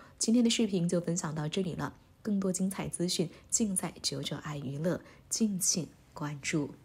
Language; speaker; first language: Chinese; native; Chinese